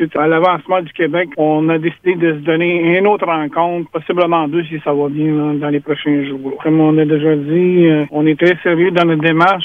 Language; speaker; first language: French; native; French